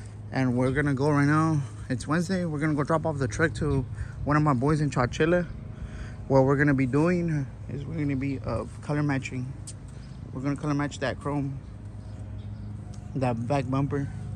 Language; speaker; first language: English; early bilingual, other home language; Spanish